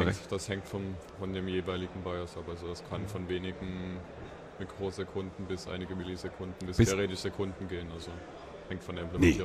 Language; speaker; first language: German; native; German